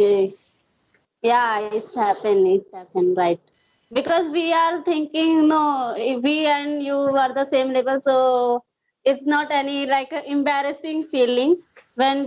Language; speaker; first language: English; non-native, learner; Hindi